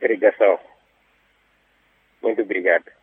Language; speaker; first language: Portuguese; non-native, local second language; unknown